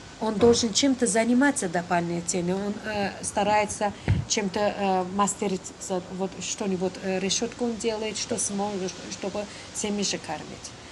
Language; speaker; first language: Russian; non-native, local second language; Azerbaijani